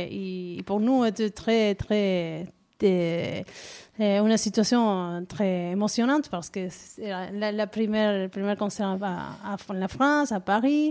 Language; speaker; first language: French; non-native, learner; Spanish